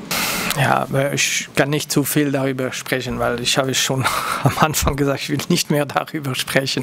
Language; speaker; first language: German; non-native, local second language; French